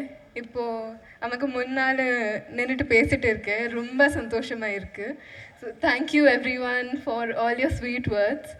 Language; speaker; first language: Tamil; non-native, fluent; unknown